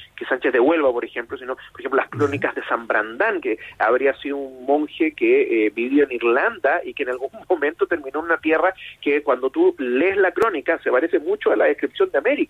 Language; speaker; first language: Spanish; native; Spanish